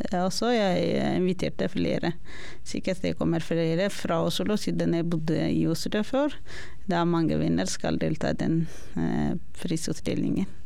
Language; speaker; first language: Norwegian; non-native, learner; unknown